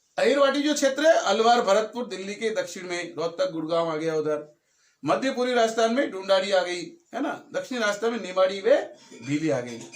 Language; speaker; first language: Hindi; native; Hindi